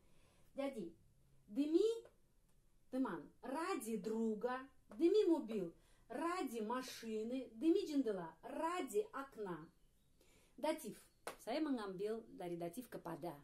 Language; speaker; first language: Indonesian; non-native, fluent; Russian